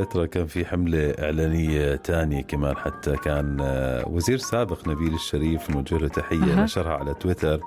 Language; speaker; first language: Arabic; native; Arabic